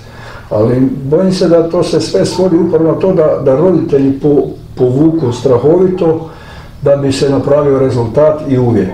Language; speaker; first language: Croatian; native; Croatian